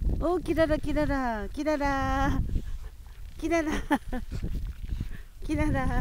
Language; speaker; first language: Japanese; native; Japanese